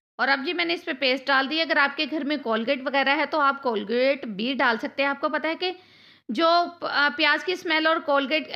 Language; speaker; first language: Hindi; native; Hindi